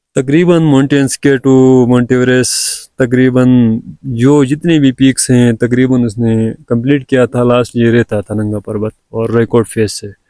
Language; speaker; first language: Urdu; non-native, local second language; Sicilian